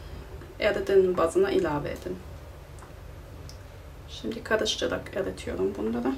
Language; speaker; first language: Turkish; non-native, fluent; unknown